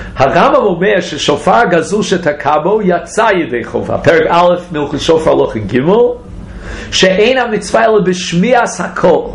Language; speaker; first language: Hebrew; non-native, fluent; English